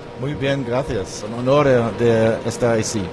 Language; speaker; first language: Spanish; non-native, learner; German